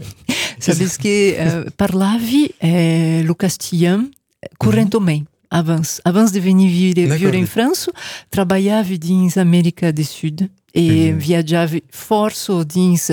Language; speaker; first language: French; non-native, fluent; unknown